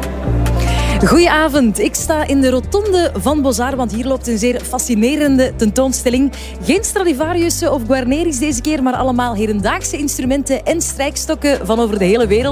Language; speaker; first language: Dutch; native; Dutch